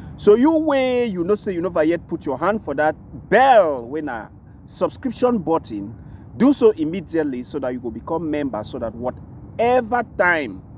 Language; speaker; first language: Nigerian Pidgin; native; Nigerian Pidgin